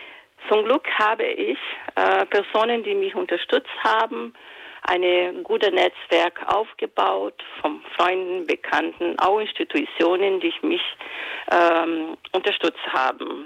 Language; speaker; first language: German; non-native, fluent; Portuguese